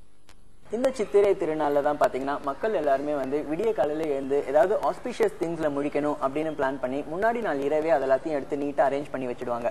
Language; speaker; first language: Tamil; native; Tamil